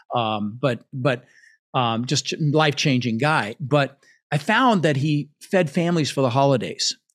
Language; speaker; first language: English; early bilingual, other home language; Dutch